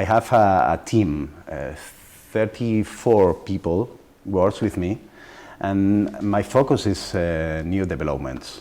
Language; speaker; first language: English; non-native, learner; Spanish